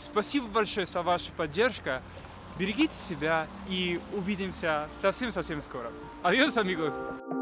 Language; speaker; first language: Russian; non-native, fluent; Spanish